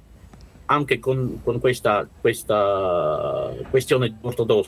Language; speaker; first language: Italian; non-native, learner; Russian